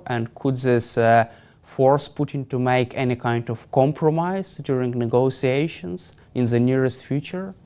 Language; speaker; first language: English; non-native, fluent; Ukrainian